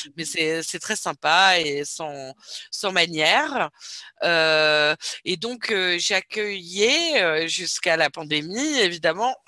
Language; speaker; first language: French; native; French